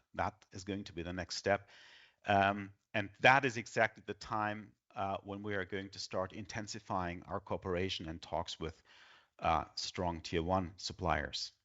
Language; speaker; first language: English; non-native, fluent; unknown